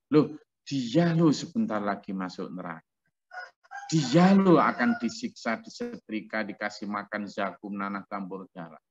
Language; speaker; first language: Indonesian; non-native, local second language; Javanese